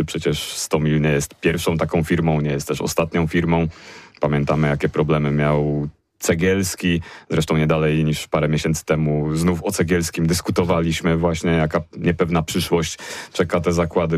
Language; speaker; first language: Polish; native; Polish